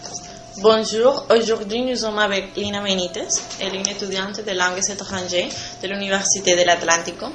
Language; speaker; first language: French; non-native, learner; Spanish